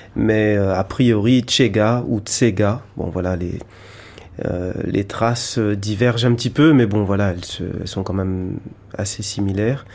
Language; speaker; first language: French; native; French